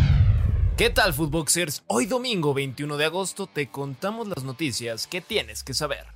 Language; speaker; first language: Spanish; native; Spanish